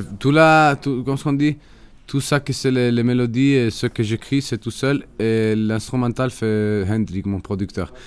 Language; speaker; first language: French; non-native, fluent; Spanish